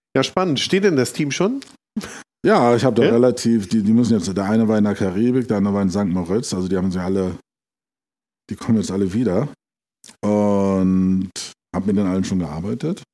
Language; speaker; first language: German; native; German